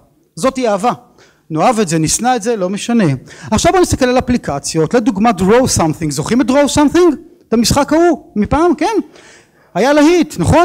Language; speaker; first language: Hebrew; native; Hebrew